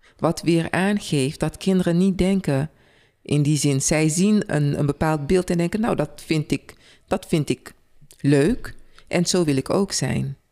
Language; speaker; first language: Dutch; early bilingual, other home language; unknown